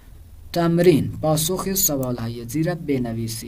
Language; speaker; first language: Persian; non-native, fluent; Urdu